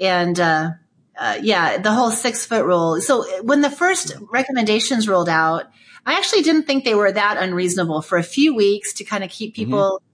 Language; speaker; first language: English; native; English